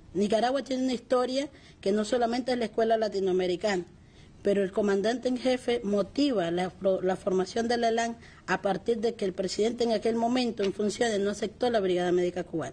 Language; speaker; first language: Spanish; native; Spanish